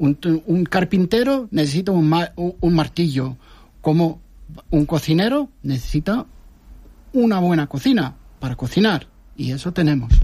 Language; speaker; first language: Spanish; early bilingual, heritage; Dutch